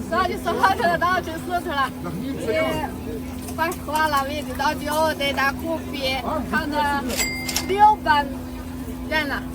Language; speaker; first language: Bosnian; non-native, learner; Chinese